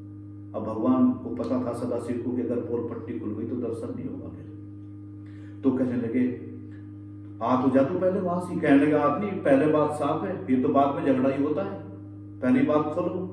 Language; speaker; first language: Hindi; native; Hindi